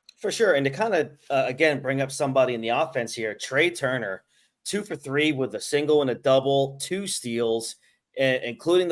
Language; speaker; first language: English; native; English